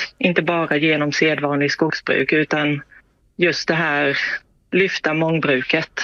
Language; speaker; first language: Swedish; early bilingual, heritage; Swedish